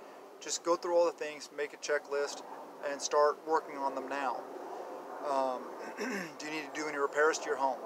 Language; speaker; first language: English; native; English